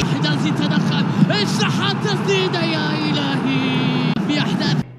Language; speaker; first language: Arabic; native; Arabic